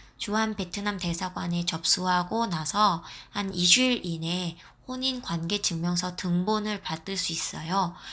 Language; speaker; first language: Korean; non-native, fluent; Vietnamese